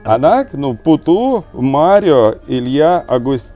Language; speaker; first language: Indonesian; non-native, learner; Russian